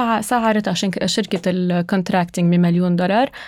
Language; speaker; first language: Arabic; native; Arabic